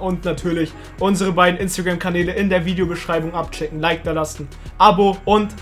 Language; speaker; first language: German; early bilingual, other home language; Turkish